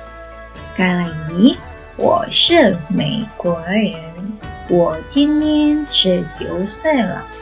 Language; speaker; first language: Chinese; non-native, fluent; Indonesian